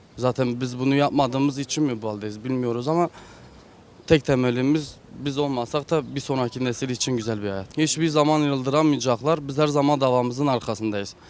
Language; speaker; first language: Turkish; non-native, local second language; Kurdish